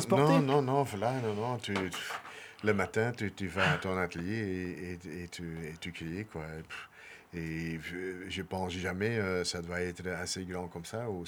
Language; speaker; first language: French; non-native, local second language; Dutch